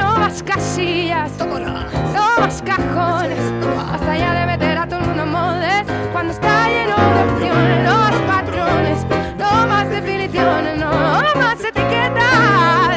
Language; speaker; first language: Spanish; native; Spanish